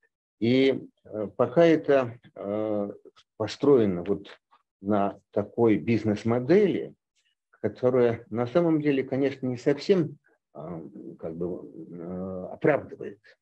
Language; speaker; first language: Russian; native; Russian